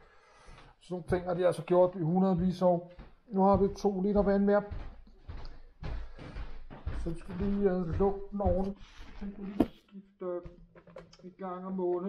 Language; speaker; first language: Danish; non-native, fluent; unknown